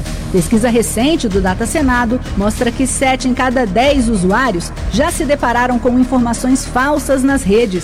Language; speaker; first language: Portuguese; native; Portuguese